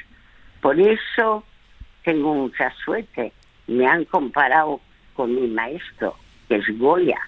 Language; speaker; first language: Spanish; early bilingual, other home language; French